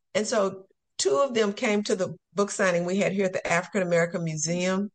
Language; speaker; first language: English; native; English